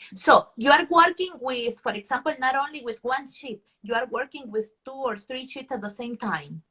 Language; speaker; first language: English; non-native, fluent; Spanish